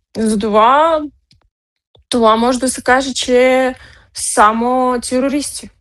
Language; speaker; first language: Bulgarian; early bilingual, heritage; Bulgarian